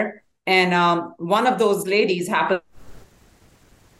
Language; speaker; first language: English; non-native, local second language; Hindi